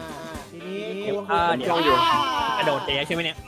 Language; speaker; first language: Thai; native; Thai